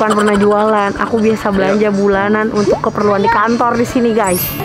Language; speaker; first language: Indonesian; native; Indonesian